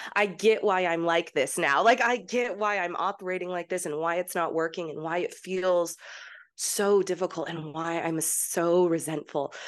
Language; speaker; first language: English; early bilingual, heritage; English